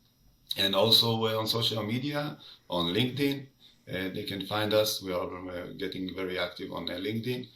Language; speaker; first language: English; non-native, fluent; Hebrew